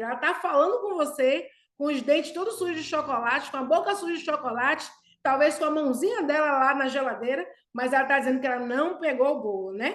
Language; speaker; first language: Portuguese; native; Portuguese